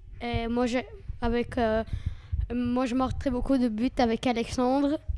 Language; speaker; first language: French; non-native, learner; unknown